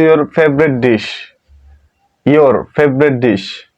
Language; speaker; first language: English; non-native, learner; Bangla